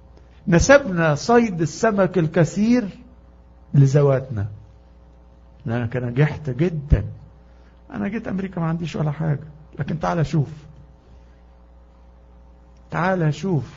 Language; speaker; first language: Arabic; native; Arabic